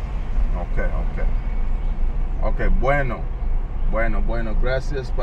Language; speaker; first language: Spanish; non-native, learner; English